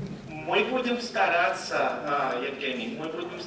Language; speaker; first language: Russian; non-native, fluent; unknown